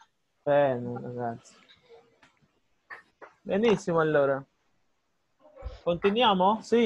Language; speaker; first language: Italian; non-native, fluent; Spanish